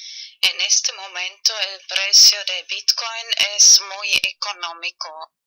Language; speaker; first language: Spanish; non-native, fluent; German